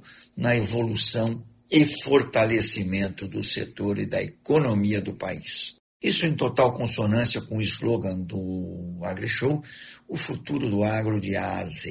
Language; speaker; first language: Portuguese; native; Portuguese